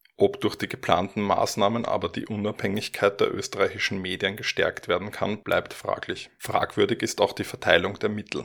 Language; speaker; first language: German; native; German